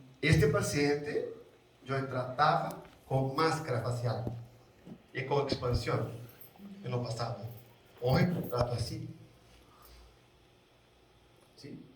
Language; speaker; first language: Spanish; non-native, learner; Portuguese